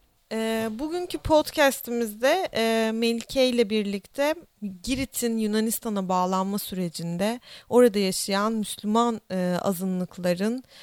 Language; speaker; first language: Turkish; native; Turkish